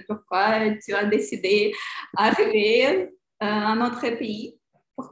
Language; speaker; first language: French; non-native, learner; Ukrainian